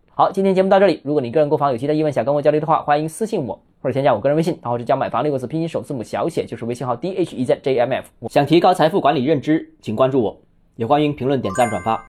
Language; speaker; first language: Chinese; native; Chinese